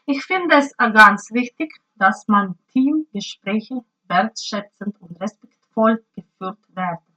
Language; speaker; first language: German; non-native, learner; Ukrainian